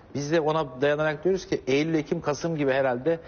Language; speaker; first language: Turkish; native; Turkish